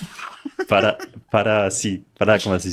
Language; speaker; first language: Spanish; non-native, fluent; German